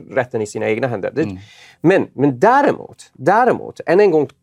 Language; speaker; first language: Swedish; non-native, fluent; Persian